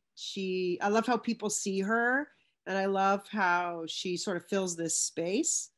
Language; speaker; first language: English; native; English